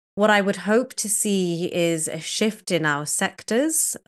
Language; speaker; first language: English; native; English